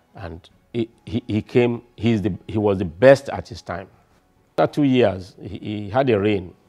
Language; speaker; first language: English; non-native, local second language; Yoruba